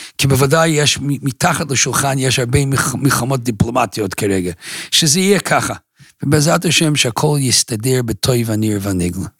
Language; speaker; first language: Hebrew; non-native, fluent; English